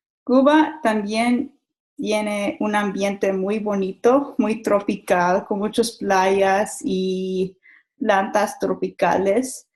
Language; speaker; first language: Spanish; non-native, learner; English